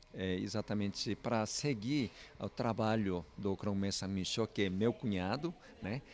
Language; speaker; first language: Portuguese; non-native, fluent; Korean